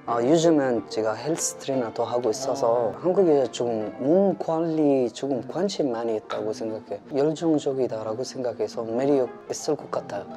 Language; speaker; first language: Korean; non-native, learner; Arabic